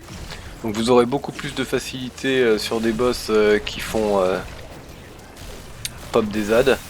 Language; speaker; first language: French; native; French